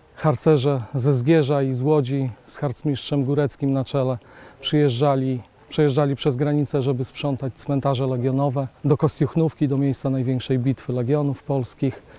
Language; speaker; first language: Polish; native; Polish